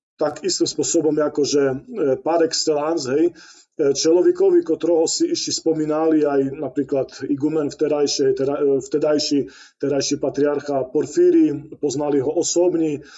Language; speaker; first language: Slovak; non-native, local second language; Rusyn